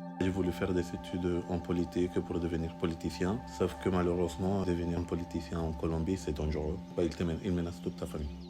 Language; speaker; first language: French; non-native, fluent; Spanish